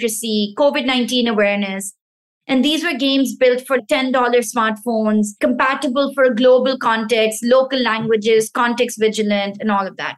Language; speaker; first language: English; non-native, local second language; Pashto